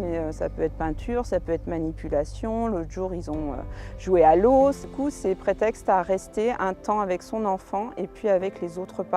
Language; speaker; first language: French; native; French